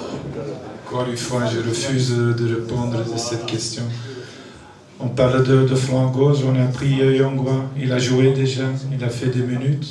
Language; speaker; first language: French; non-native, learner; Dutch